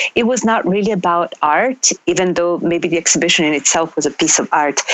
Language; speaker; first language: English; non-native, fluent; Italian